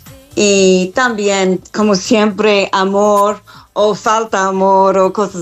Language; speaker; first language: Spanish; non-native, fluent; English